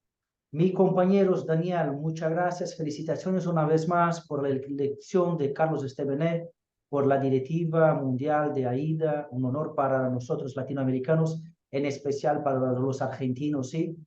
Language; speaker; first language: Spanish; non-native, fluent; Portuguese